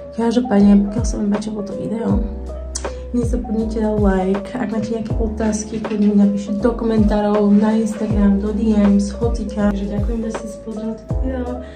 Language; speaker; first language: Slovak; early bilingual, heritage; Slovak